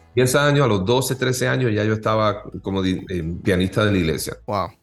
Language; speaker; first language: Spanish; native; Spanish